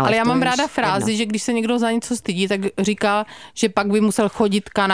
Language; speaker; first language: Czech; native; Czech